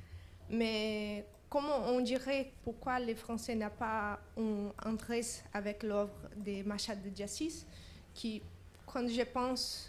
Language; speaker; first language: French; non-native, learner; Portuguese